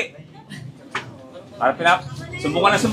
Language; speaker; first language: Filipino; native; Filipino